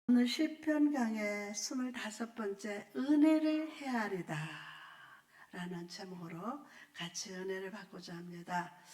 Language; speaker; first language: Korean; native; Korean